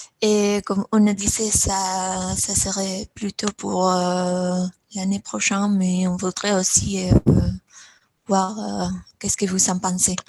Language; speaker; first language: French; non-native, fluent; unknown